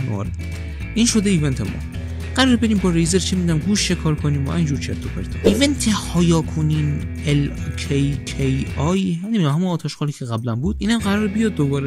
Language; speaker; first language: Persian; native; Persian